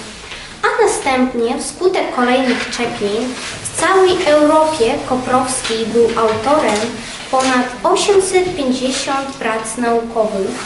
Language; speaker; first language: Polish; non-native, learner; Ukrainian